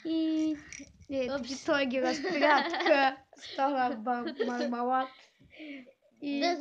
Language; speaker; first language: Bulgarian; native; Bulgarian